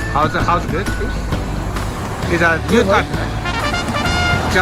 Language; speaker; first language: English; non-native, learner; Japanese